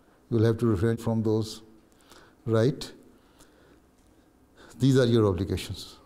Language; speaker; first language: English; non-native, local second language; Urdu